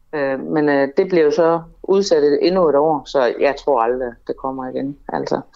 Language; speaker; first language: Danish; native; Danish